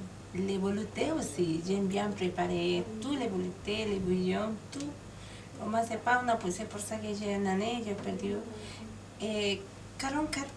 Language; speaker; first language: French; non-native, learner; Spanish